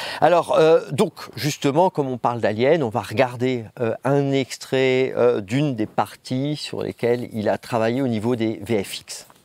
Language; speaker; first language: French; native; French